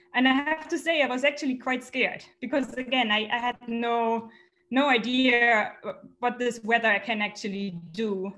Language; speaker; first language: English; non-native, fluent; German